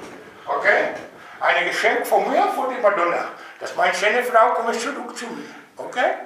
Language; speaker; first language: German; non-native, learner; Dutch